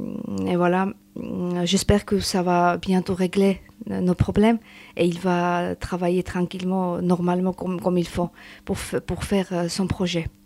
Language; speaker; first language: French; non-native, learner; Georgian